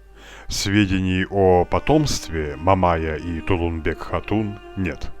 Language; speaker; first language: Russian; native; Russian